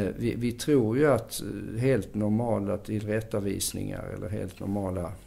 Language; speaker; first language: Swedish; native; Swedish